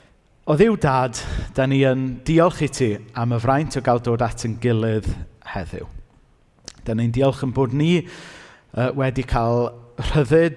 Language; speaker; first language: Welsh; native; Welsh